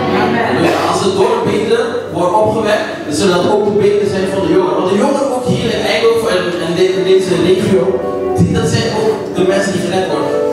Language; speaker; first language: Dutch; native; Dutch